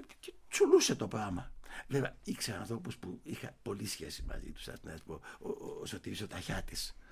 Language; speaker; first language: Greek; early bilingual, heritage; Greek